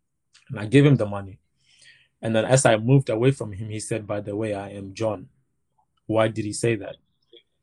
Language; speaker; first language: English; non-native, local second language; Northern Sotho